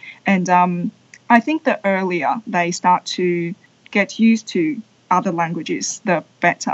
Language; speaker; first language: English; non-native, fluent; Chinese